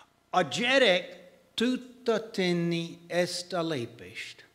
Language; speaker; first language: Hungarian; non-native, fluent; English